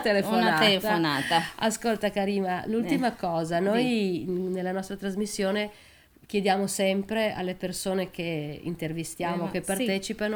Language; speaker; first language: Italian; native; Italian